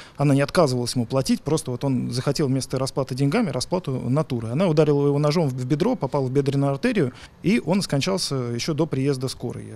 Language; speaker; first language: Russian; native; Russian